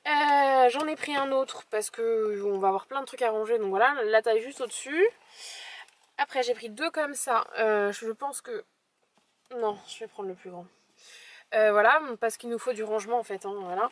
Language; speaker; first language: French; native; French